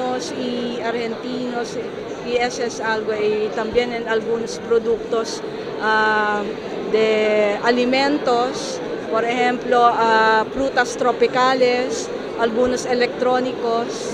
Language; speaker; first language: Spanish; non-native, fluent; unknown